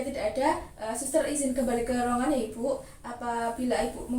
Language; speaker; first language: Indonesian; native; Indonesian